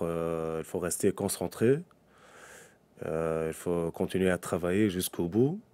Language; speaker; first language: French; non-native, local second language; Arabic